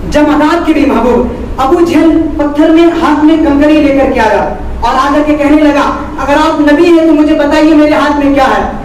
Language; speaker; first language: Urdu; native; Urdu